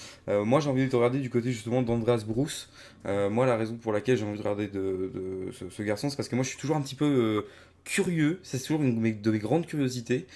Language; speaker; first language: French; native; French